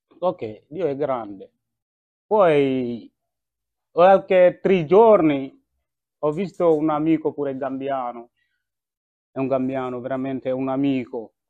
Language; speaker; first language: Italian; non-native, learner; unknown